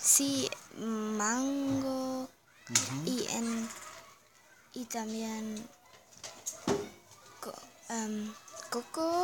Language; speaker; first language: Spanish; non-native, learner; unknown